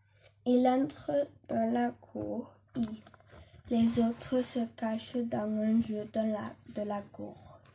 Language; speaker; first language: French; non-native, learner; Catalan